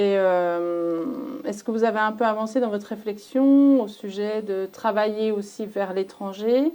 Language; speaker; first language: French; native; French